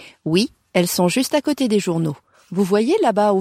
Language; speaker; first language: French; native; French